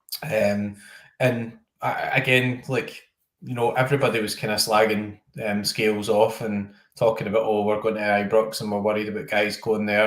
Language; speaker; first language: English; native; English